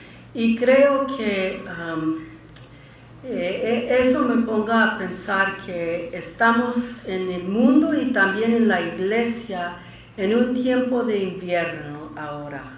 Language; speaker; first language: Spanish; early bilingual, heritage; Spanish